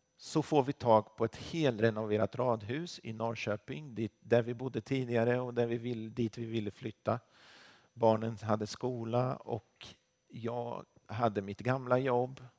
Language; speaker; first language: Swedish; native; Swedish